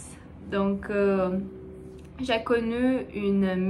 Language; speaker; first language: French; non-native, learner; Portuguese